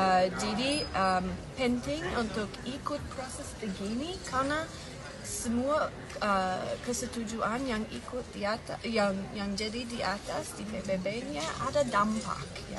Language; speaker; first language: Indonesian; non-native, learner; English